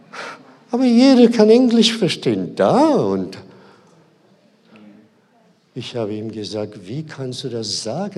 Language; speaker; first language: German; non-native, fluent; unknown